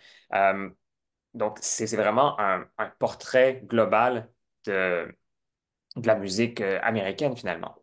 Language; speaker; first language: French; native; French